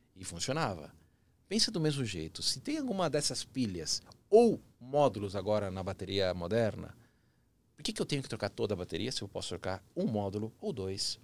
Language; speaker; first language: Portuguese; early bilingual, other home language; Spanish